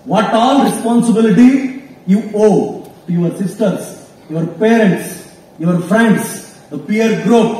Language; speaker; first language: English; non-native, local second language; Kannada